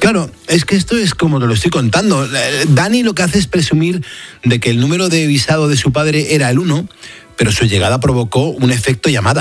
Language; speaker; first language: Spanish; native; Spanish